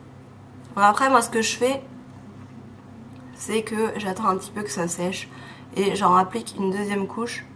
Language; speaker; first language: French; native; French